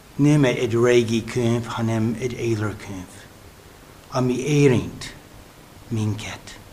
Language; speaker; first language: Hungarian; non-native, fluent; English